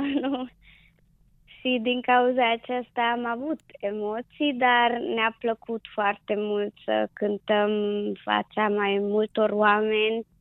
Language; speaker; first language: Romanian; non-native, local second language; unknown